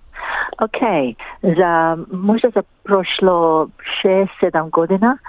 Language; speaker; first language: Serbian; early bilingual, heritage; English